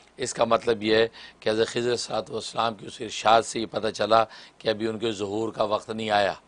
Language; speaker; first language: Urdu; native; Urdu